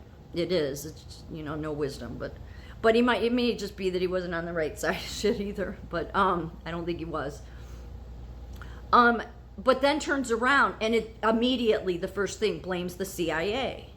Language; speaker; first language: English; native; English